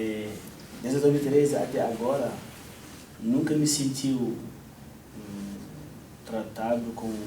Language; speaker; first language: Portuguese; non-native, fluent; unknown